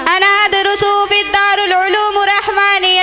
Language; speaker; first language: Arabic; non-native, learner; Urdu